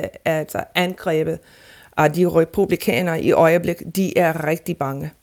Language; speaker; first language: Danish; non-native, fluent; English